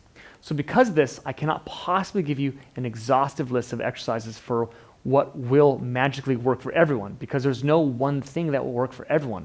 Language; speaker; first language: English; native; English